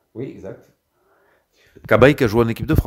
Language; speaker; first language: French; native; French